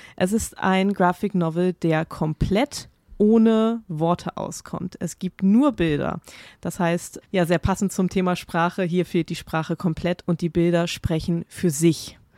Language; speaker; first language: German; native; German